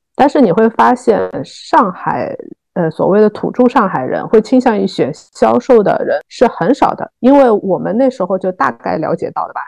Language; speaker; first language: Chinese; native; Chinese